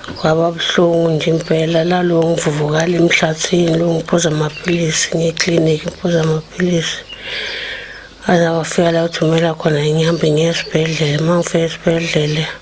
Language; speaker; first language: Zulu; native; Zulu